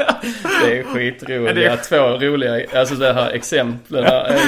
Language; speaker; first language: Swedish; native; Swedish